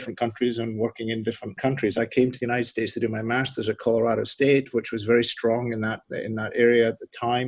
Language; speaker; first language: English; native; English